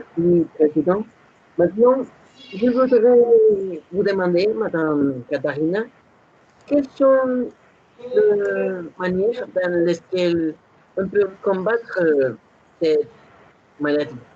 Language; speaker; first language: French; non-native, learner; Spanish